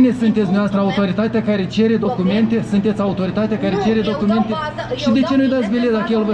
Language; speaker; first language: Romanian; native; Romanian